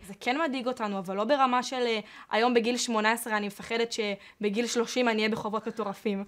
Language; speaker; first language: Hebrew; native; Hebrew